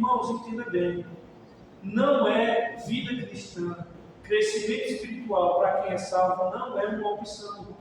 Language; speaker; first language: Portuguese; native; Portuguese